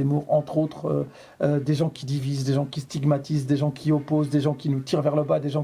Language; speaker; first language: French; native; French